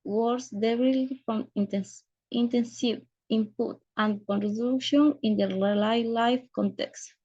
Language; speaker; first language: English; non-native, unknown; Spanish